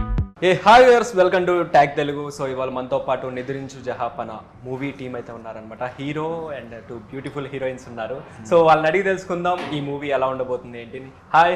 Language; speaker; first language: Telugu; native; Telugu